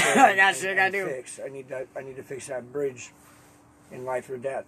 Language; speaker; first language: English; native; English